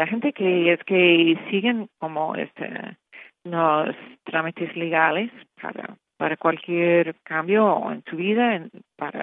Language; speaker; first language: Spanish; non-native, fluent; English